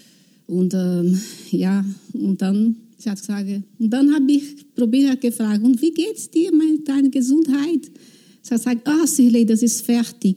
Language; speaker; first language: German; non-native, learner; Portuguese